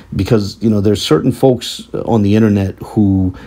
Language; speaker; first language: English; native; English